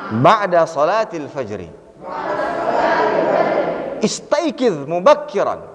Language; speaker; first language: Arabic; non-native, fluent; Indonesian